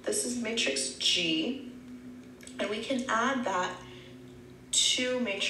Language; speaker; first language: English; native; English